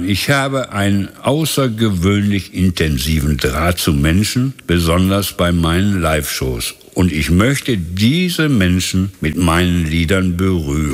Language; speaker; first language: German; native; German